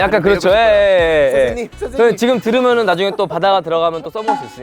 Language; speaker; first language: Korean; native; Korean